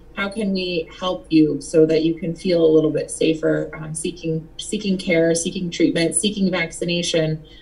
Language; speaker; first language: English; native; English